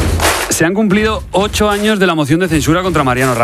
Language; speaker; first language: Spanish; native; Spanish